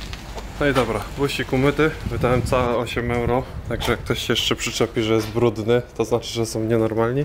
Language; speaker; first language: Polish; native; Polish